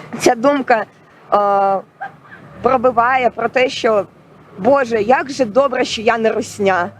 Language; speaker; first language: Ukrainian; non-native, local second language; Russian